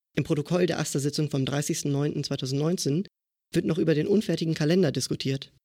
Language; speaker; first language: German; native; German